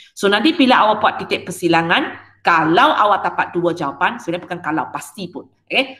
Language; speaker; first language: Malay; non-native, local second language; Chinese